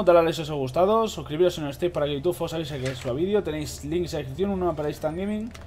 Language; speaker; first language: Spanish; native; Spanish